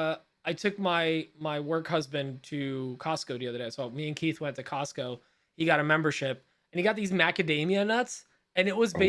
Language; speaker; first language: English; native; English